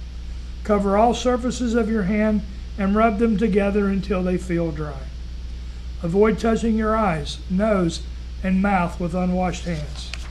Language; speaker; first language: English; native; English